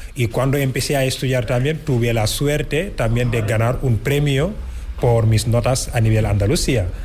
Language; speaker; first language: Spanish; non-native, fluent; Wolof